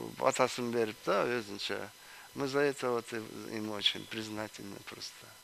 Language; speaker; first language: Russian; non-native, local second language; Kyrgyz